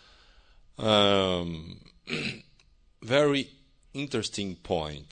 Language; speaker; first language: English; non-native, learner; Portuguese